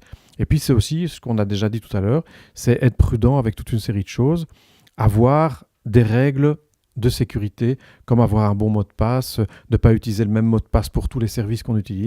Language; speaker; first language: French; native; French